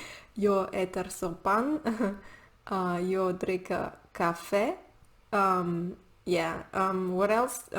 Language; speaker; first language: Swedish; non-native, learner; Catalan